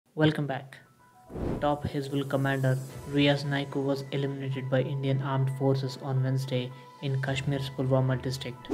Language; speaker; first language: English; non-native, local second language; Telugu